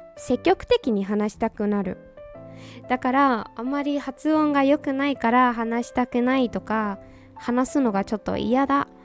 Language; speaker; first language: Japanese; non-native, fluent; Burmese